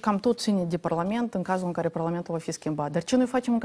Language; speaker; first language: Romanian; native; Romanian